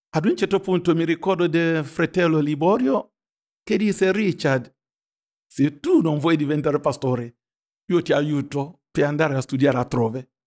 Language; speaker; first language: Italian; non-native, fluent; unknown